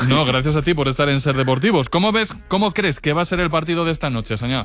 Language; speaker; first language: Spanish; native; Spanish